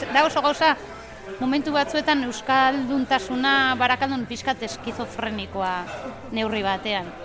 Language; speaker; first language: Basque; non-native, local second language; Spanish